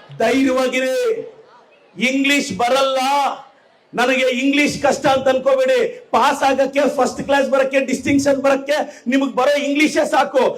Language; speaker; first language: Kannada; native; Kannada